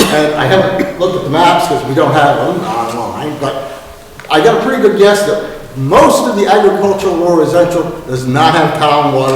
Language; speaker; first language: English; native; English